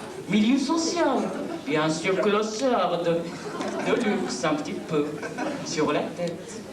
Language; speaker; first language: French; non-native, fluent; Japanese